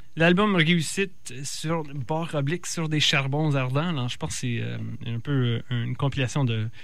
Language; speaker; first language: French; native; French